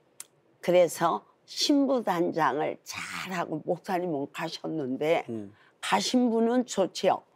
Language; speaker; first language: Korean; native; Korean